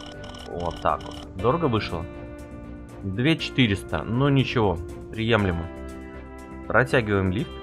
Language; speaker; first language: Russian; native; Russian